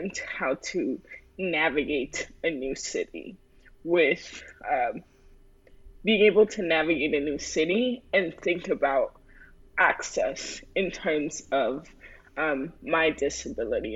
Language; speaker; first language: English; early bilingual, other home language; Spanish